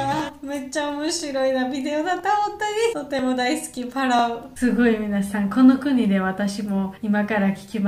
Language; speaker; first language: Japanese; non-native, learner; Georgian